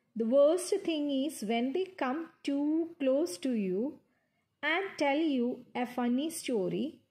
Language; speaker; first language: English; non-native, local second language; Malayalam